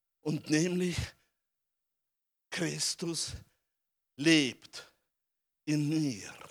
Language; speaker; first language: German; non-native, fluent; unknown